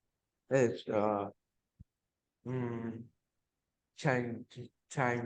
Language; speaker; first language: English; non-native, learner; Vietnamese